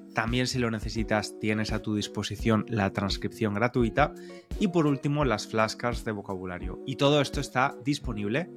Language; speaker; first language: Spanish; native; Spanish